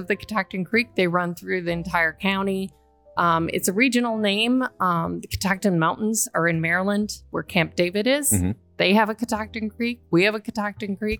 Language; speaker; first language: English; native; English